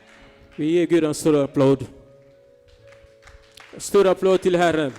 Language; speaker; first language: Swedish; non-native, fluent; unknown